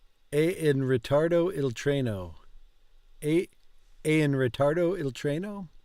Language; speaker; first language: Italian; non-native, learner; English